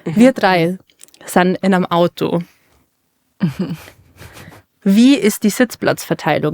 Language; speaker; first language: German; native; German